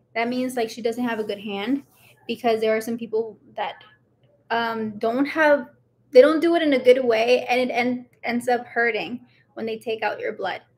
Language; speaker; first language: English; early bilingual, other home language; Spanish